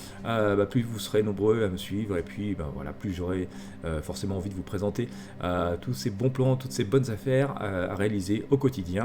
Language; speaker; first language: French; native; French